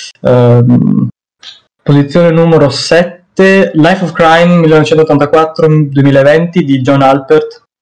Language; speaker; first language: Italian; native; Italian